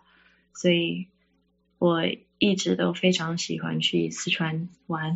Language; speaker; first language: Chinese; early bilingual, heritage; Chinese